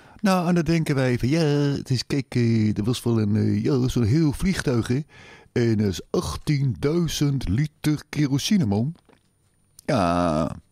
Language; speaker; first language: Dutch; native; Dutch